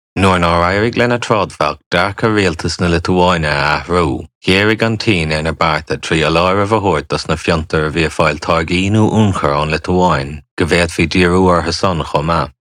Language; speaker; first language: Irish; native; Irish